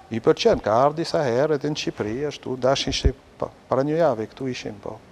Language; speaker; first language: Albanian; non-native, fluent; French